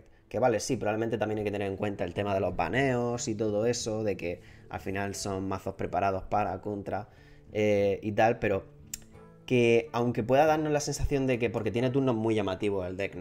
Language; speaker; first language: Spanish; native; Spanish